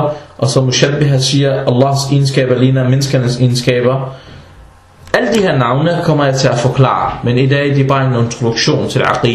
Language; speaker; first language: Danish; non-native, fluent; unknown